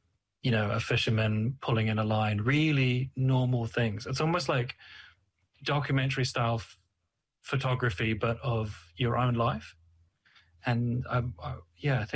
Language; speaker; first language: English; native; English